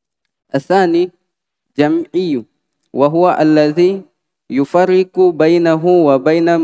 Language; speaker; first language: Arabic; non-native, learner; Indonesian